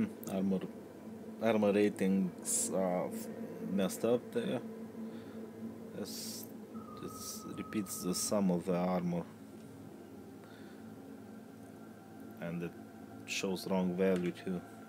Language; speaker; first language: English; non-native, fluent; Lithuanian